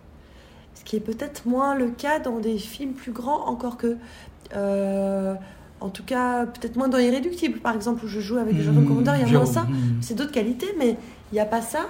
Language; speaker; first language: French; native; French